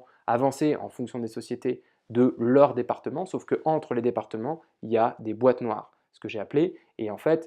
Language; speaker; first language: French; native; French